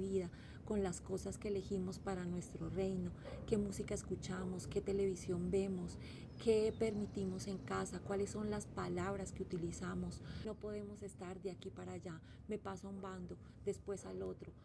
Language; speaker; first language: Spanish; native; Spanish